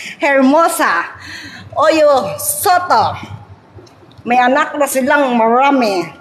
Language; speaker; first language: Filipino; non-native, local second language; Cebuano